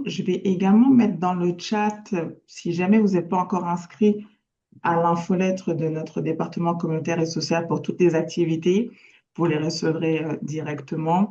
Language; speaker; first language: French; native; French